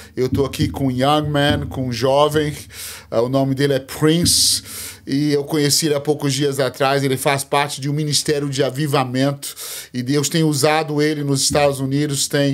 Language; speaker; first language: Portuguese; native; Portuguese